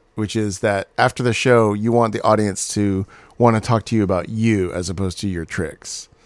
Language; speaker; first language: English; native; English